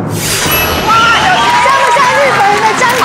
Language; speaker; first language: Chinese; native; Chinese